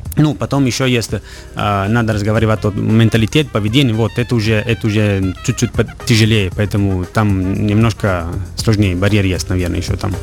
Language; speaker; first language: Russian; non-native, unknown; Italian